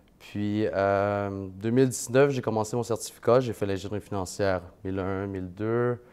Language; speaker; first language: French; early bilingual, other home language; Vietnamese